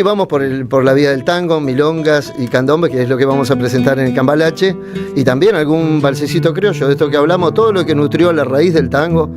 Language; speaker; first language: Spanish; native; Spanish